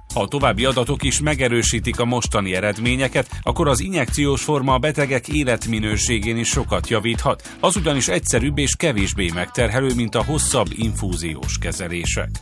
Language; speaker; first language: Hungarian; native; Hungarian